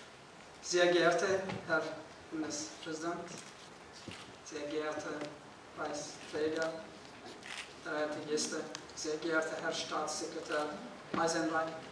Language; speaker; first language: German; non-native, fluent; Turkish